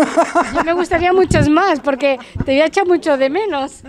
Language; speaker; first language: Spanish; native; Spanish